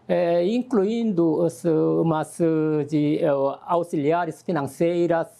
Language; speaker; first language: Portuguese; non-native, learner; Korean